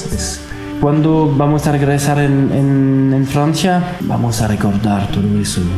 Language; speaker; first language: Spanish; non-native, learner; French